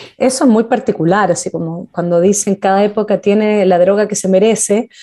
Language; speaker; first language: Spanish; native; Spanish